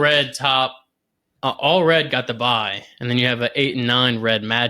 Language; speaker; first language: English; native; English